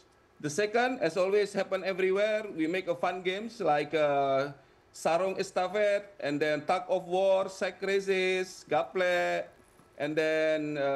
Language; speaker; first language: English; non-native, fluent; Indonesian